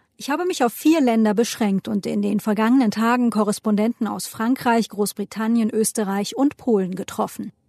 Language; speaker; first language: German; early bilingual, other home language; Turkish